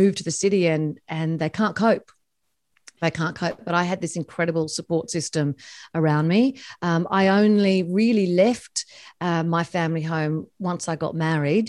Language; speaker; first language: English; native; English